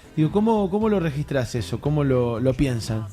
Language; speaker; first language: Spanish; native; Spanish